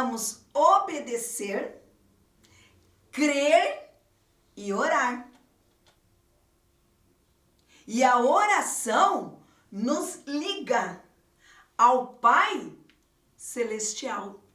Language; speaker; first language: Portuguese; native; Portuguese